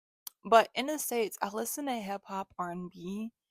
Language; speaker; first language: English; native; English